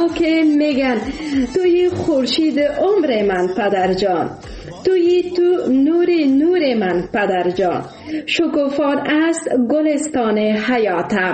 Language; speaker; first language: Persian; native; Persian